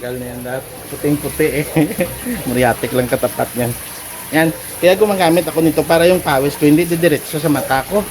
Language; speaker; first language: Filipino; non-native, local second language; Hiligaynon